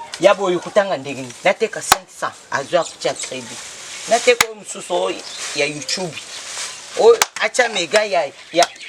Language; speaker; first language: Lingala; non-native, local second language; Mongo